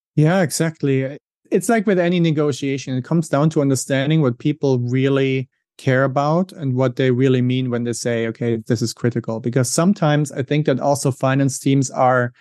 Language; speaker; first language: English; non-native, fluent; German